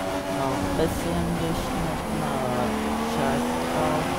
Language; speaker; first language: German; native; German